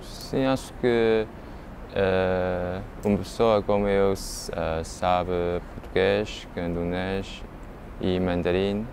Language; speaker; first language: Portuguese; non-native, learner; Cantonese